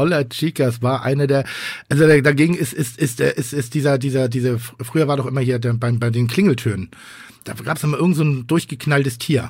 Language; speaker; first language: German; native; German